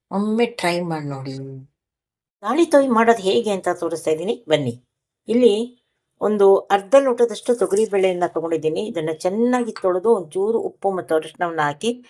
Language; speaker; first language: Kannada; native; Kannada